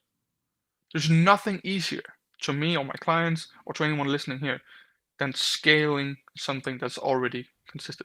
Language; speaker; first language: English; non-native, fluent; Danish